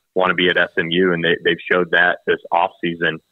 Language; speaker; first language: English; native; English